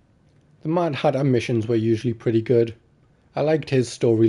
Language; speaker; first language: English; native; English